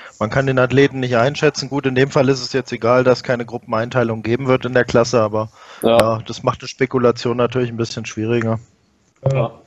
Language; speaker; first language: German; native; German